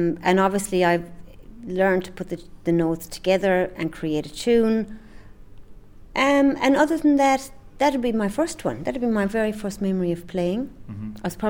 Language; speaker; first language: English; native; English